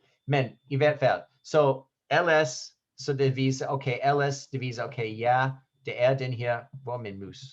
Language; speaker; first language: Danish; non-native, fluent; English